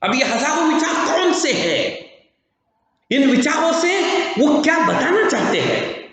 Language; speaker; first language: Hindi; non-native, local second language; Kannada